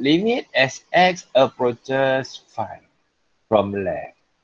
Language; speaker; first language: English; non-native, local second language; Malay